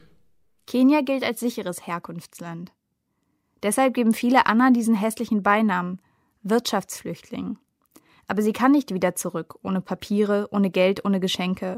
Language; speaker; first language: German; native; German